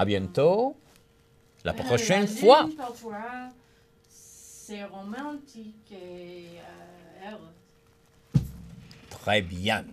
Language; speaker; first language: French; non-native, learner; Italian